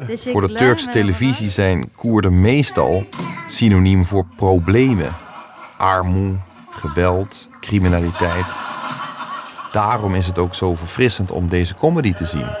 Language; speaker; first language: Dutch; native; Dutch